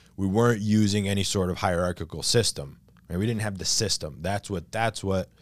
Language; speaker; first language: English; native; English